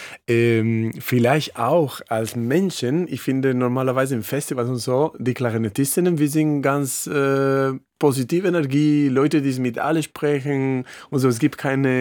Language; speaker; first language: German; non-native, fluent; Spanish